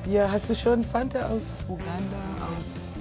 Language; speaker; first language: German; non-native, learner; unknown